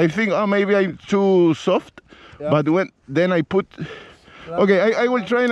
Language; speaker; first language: English; non-native, learner; Spanish